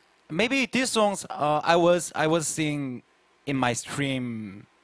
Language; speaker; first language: English; non-native, learner; Korean